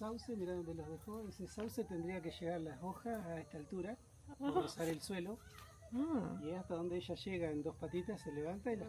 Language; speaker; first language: Spanish; native; Spanish